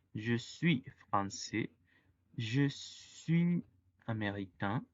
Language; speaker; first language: French; non-native, fluent; Spanish